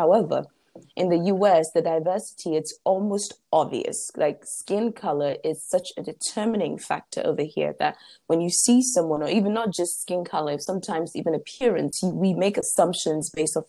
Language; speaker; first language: English; non-native, local second language; Ewe